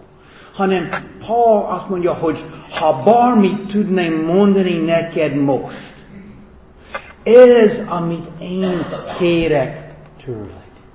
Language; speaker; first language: Hungarian; non-native, fluent; English